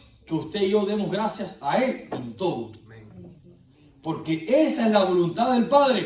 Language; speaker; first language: Spanish; native; Spanish